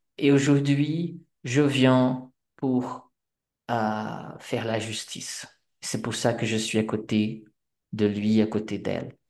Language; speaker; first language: French; non-native, fluent; Portuguese